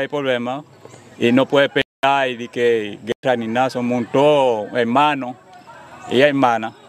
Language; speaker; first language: Spanish; non-native, fluent; Haitian Creole